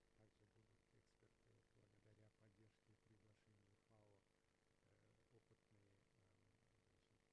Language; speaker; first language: Russian; non-native, local second language; Kyrgyz